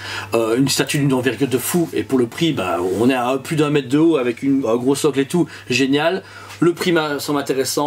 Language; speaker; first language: French; native; French